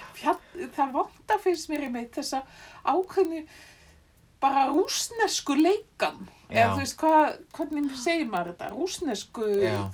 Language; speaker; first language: Icelandic; non-native, fluent; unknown